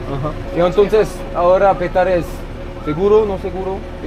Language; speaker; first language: Spanish; non-native, learner; French